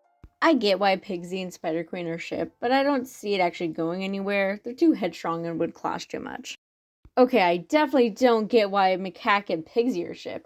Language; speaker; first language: English; native; English